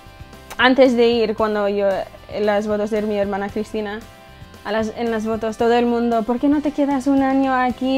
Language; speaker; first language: Spanish; early bilingual, heritage; English